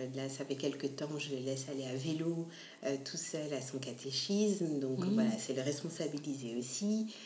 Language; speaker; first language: French; native; French